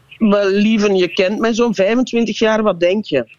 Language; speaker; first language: Dutch; native; Dutch